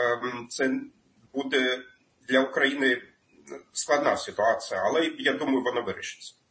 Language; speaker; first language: Ukrainian; non-native, fluent; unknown